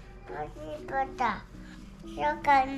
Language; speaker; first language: Korean; early bilingual, heritage; Korean